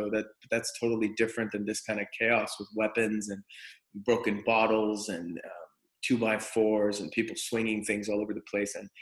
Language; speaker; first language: English; native; English